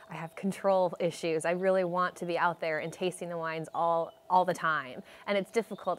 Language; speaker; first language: English; native; English